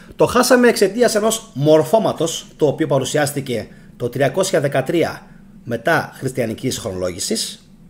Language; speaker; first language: Greek; early bilingual, heritage; Greek